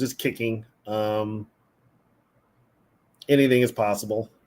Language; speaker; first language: English; native; English